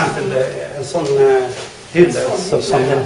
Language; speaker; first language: Swedish; non-native, learner; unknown